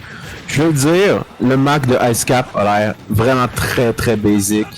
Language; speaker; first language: French; native; French